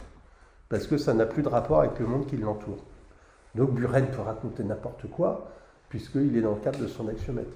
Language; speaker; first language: French; native; French